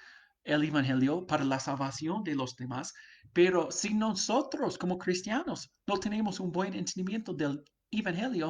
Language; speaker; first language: Spanish; non-native, fluent; English